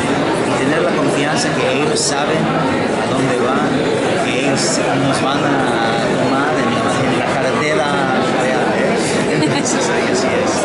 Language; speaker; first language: Spanish; non-native, fluent; Hebrew